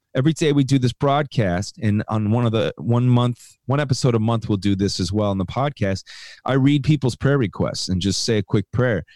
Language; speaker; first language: English; native; English